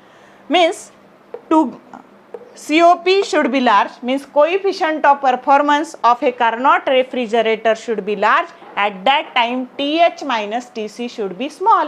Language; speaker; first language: English; non-native, local second language; Marathi